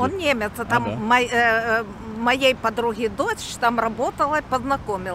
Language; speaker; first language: Russian; native; Russian